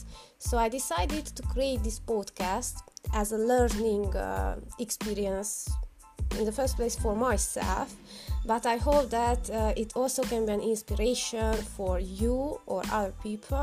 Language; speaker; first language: English; non-native, fluent; Hungarian